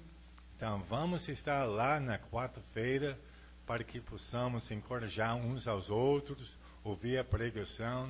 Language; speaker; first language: Portuguese; non-native, fluent; English